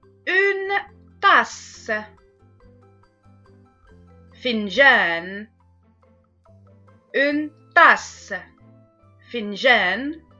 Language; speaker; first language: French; non-native, local second language; Arabic